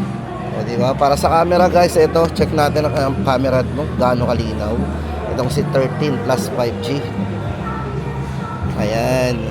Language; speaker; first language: Filipino; native; Filipino